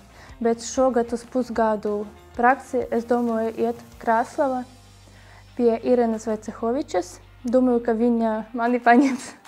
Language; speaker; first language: Latvian; non-native, local second language; Russian